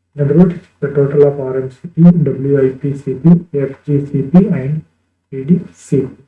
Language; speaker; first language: English; non-native, local second language; Kannada